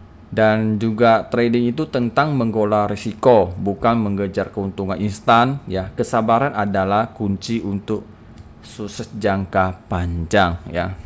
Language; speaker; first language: Indonesian; native; Indonesian